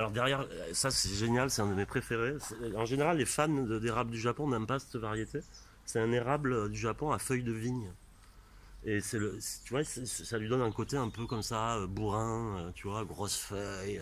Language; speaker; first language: French; native; French